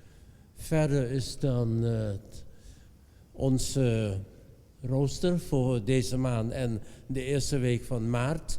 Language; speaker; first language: Dutch; non-native, fluent; Indonesian